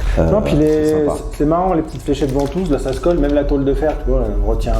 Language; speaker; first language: French; native; French